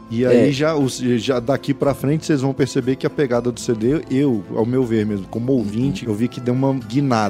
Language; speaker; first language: Portuguese; native; Portuguese